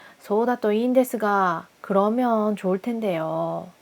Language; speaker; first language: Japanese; non-native, fluent; Korean